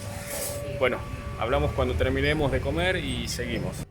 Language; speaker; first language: Spanish; native; Spanish